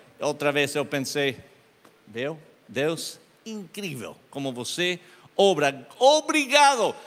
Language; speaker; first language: Portuguese; non-native, learner; Spanish